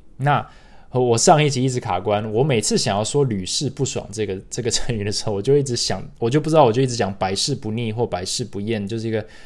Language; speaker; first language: Chinese; early bilingual, other home language; English